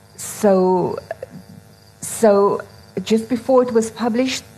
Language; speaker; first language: English; non-native, local second language; Afrikaans